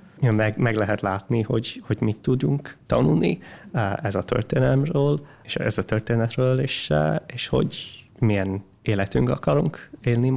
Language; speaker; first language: Hungarian; early bilingual, heritage; English